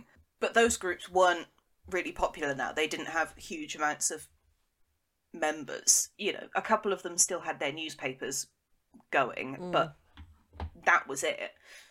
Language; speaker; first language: English; native; English